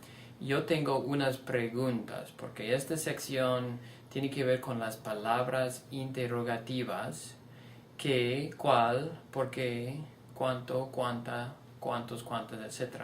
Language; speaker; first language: Spanish; non-native, fluent; English